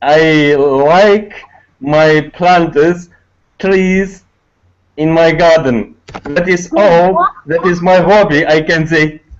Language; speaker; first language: English; non-native, learner; Tatar